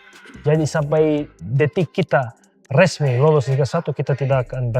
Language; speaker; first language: Indonesian; non-native, fluent; Serbian